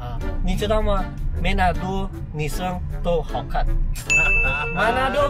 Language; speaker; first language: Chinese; non-native, learner; Indonesian